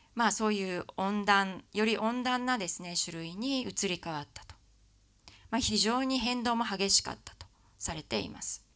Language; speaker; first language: Japanese; native; Japanese